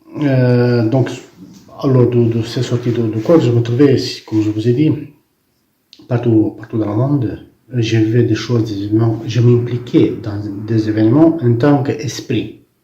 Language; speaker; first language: French; non-native, fluent; Romanian